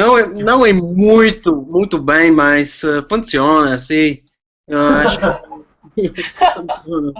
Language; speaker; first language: Portuguese; non-native, fluent; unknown